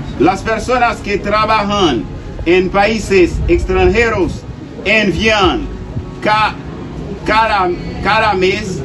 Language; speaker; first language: Spanish; non-native, learner; Haitian Creole